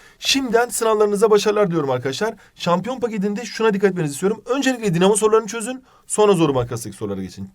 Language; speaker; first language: Turkish; native; Turkish